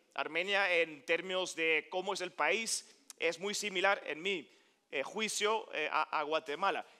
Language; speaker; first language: Spanish; non-native, fluent; Dutch